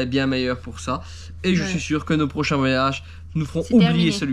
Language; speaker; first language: French; native; French